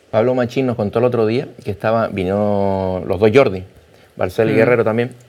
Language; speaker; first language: Spanish; native; Spanish